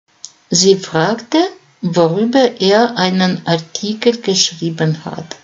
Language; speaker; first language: German; non-native, fluent; Russian